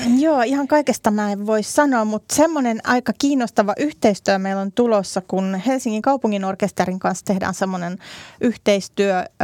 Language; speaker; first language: Finnish; native; Finnish